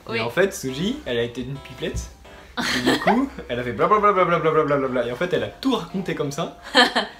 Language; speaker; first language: French; native; French